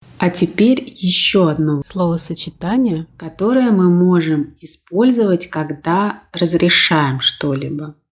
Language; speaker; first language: Russian; native; Russian